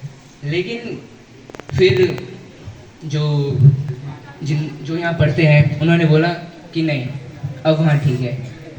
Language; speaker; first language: Hindi; native; Hindi